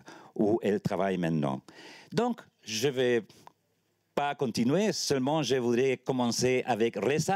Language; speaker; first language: French; non-native, learner; Spanish